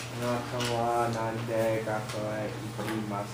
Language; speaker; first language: Japanese; non-native, learner; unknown